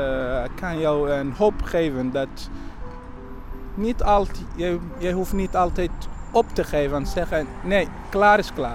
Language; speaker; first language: Dutch; non-native, learner; Somali